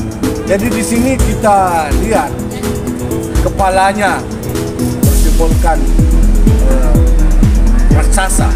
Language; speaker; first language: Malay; non-native, local second language; Sasak